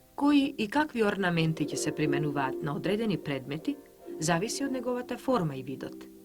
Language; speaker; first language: Macedonian; native; Macedonian